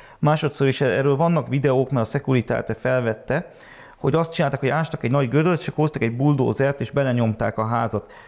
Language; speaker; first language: Hungarian; early bilingual, heritage; Hungarian